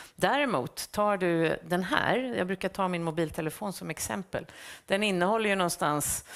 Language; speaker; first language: Swedish; native; Swedish